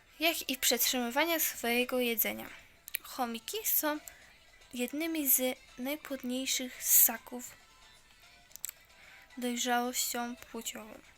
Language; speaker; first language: Polish; native; Polish